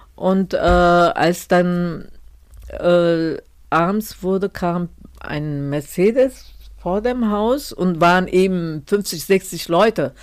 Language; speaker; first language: German; non-native, fluent; Turkish